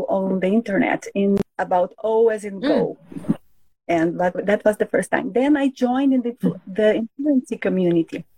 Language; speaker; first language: English; non-native, fluent; Portuguese